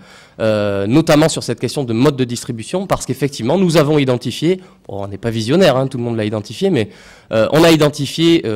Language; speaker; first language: French; native; French